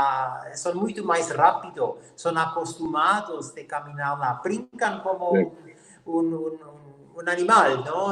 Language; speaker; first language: Portuguese; non-native, learner; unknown